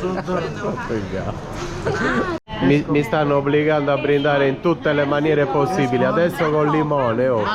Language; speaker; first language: Italian; native; Italian